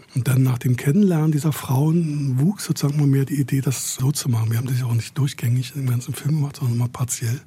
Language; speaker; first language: German; native; German